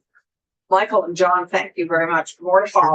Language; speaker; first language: English; native; English